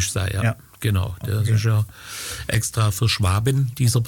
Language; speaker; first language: German; native; German